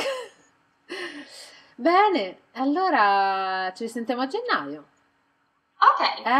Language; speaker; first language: Italian; native; Italian